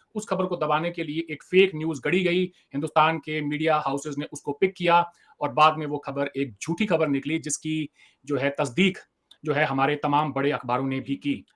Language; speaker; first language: Hindi; native; Hindi